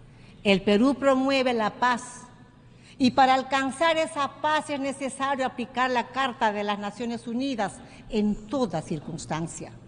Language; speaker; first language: Spanish; native; Spanish